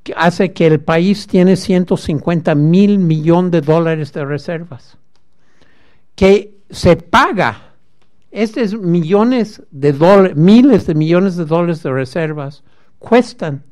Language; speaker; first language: Spanish; non-native, fluent; English